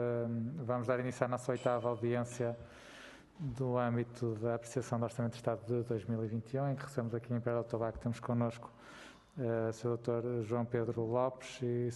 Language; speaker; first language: Portuguese; native; Portuguese